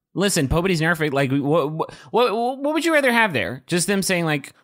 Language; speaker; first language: English; native; English